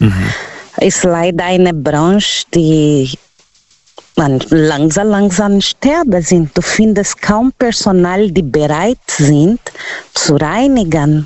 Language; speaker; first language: German; non-native, learner; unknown